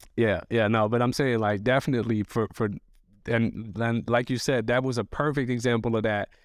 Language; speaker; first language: English; early bilingual, other home language; Arabic